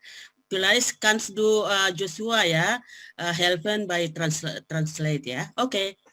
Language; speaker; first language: German; non-native, learner; Indonesian